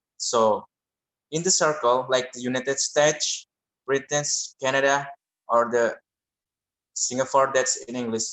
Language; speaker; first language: English; non-native, learner; Indonesian